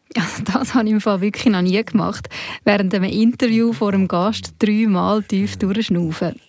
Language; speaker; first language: German; native; German